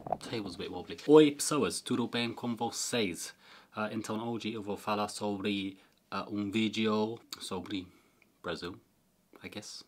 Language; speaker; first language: Portuguese; non-native, learner; English